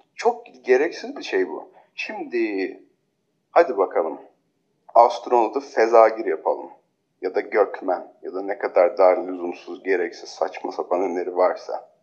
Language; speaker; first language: Turkish; native; Turkish